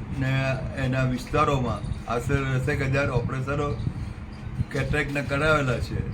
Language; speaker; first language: Gujarati; native; Gujarati